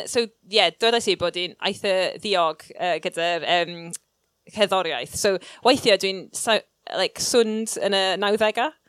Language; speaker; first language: Welsh; non-native, local second language; English